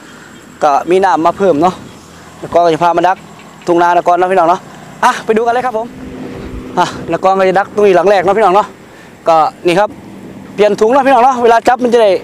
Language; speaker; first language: Thai; non-native, local second language; Northeastern Thai